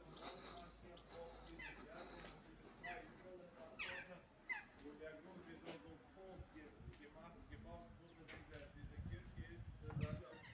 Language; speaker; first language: German; non-native, fluent; Serbian